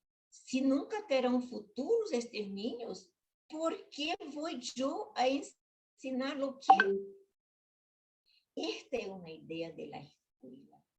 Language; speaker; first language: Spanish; non-native, learner; Portuguese